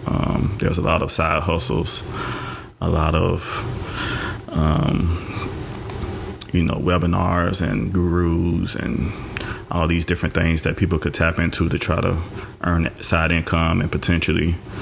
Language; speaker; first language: English; native; English